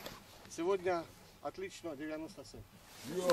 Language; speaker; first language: Russian; non-native, learner; Slovak